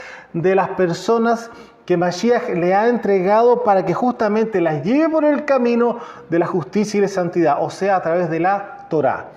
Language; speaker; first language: Spanish; native; Spanish